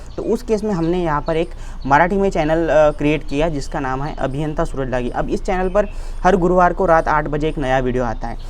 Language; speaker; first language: Hindi; non-native, local second language; Marathi